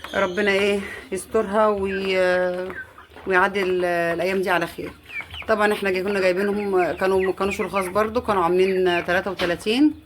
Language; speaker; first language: Egyptian Arabic; native; Egyptian Arabic